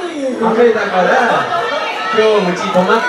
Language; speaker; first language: Japanese; native; Japanese